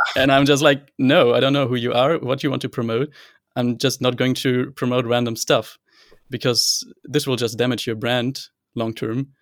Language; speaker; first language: English; non-native, fluent; German